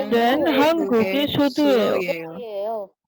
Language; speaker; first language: Korean; non-native, learner; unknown